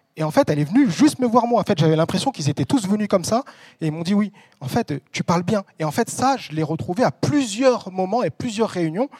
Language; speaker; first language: French; native; French